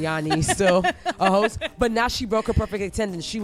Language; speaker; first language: English; native; English